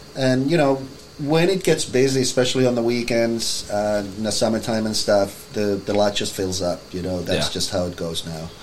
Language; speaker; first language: English; non-native, fluent; Finnish